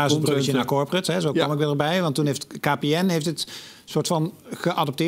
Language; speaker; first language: Dutch; native; Dutch